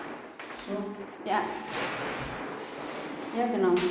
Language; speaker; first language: German; non-native, learner; Indonesian